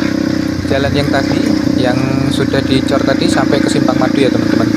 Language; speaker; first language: Indonesian; native; Indonesian